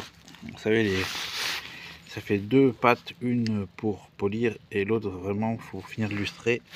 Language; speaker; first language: French; native; French